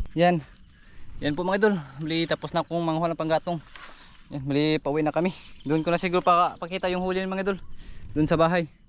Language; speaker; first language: Filipino; non-native, local second language; Cebuano